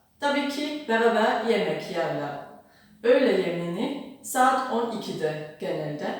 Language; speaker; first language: Turkish; non-native, learner; German